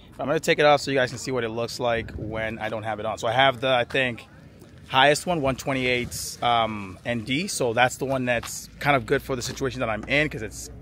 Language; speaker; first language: English; native; English